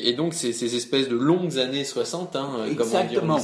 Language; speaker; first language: French; native; French